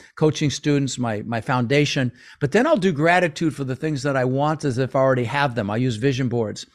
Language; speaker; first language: English; early bilingual, other home language; Dutch